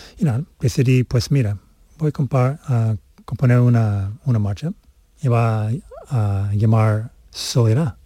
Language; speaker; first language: Spanish; non-native, fluent; English